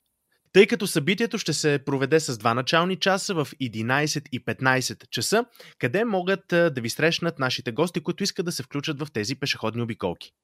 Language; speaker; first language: Bulgarian; native; Bulgarian